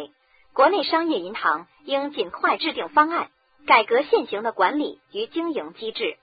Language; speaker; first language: Chinese; native; Chinese